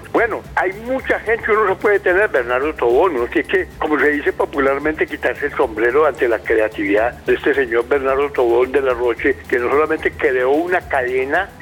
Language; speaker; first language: Spanish; native; Spanish